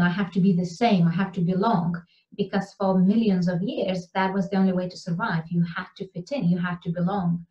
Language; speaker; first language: English; non-native, fluent; Lithuanian